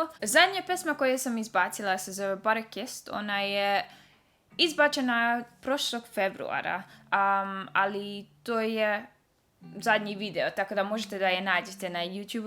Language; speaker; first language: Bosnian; early bilingual, heritage; Dutch